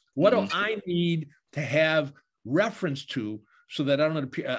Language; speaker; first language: English; native; English